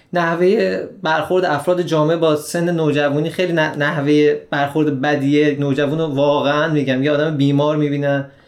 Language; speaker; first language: Persian; native; Persian